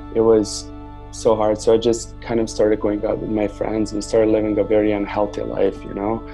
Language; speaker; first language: English; non-native, fluent; Serbian